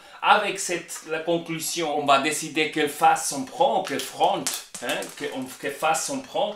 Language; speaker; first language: French; non-native, learner; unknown